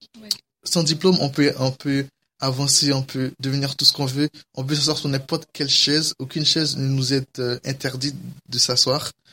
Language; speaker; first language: French; native; French